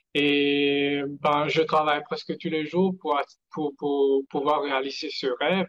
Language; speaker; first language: French; non-native, local second language; Morisyen